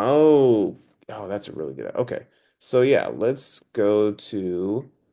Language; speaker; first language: English; native; English